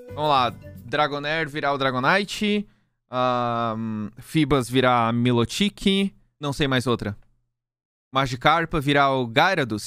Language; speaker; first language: Portuguese; native; Portuguese